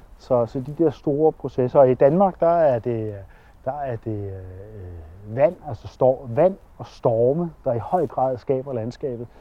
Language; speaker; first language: Danish; native; Danish